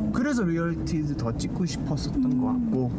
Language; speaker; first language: Korean; early bilingual, heritage; Korean